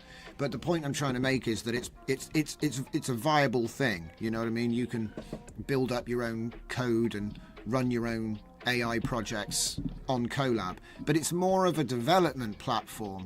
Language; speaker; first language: English; native; English